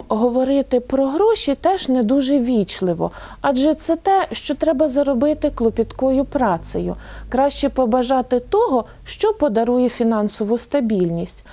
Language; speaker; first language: Ukrainian; native; Ukrainian